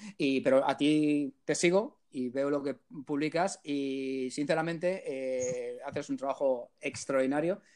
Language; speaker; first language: Spanish; early bilingual, heritage; Spanish